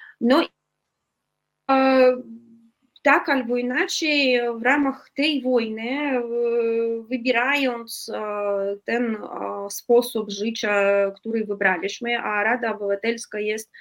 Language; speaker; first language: Polish; non-native, fluent; Russian